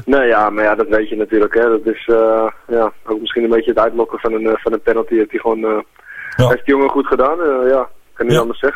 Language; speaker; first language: Dutch; native; Dutch